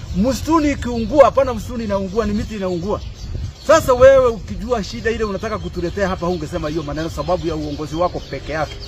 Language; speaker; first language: Swahili; non-native, local second language; Kikuyu